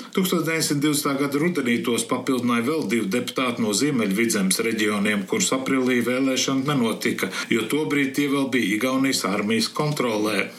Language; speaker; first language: Latvian; early bilingual, heritage; Latvian